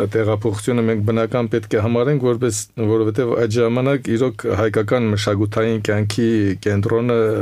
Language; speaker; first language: Armenian; native; Armenian